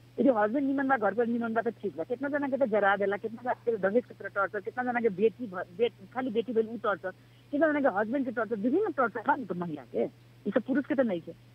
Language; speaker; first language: Bhojpuri; native; Bhojpuri